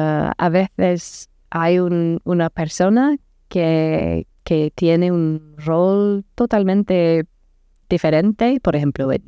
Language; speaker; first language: Spanish; non-native, learner; English